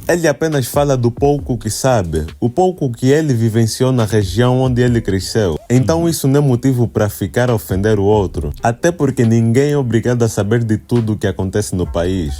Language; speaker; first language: Portuguese; native; Portuguese